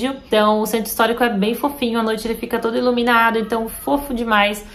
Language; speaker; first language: Portuguese; native; Portuguese